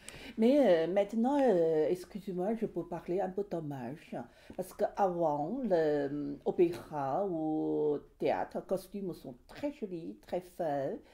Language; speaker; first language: French; non-native, learner; Chinese